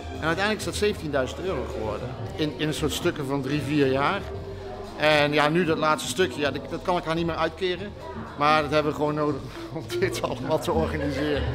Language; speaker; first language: Dutch; native; Dutch